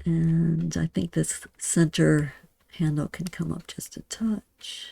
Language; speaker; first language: English; native; English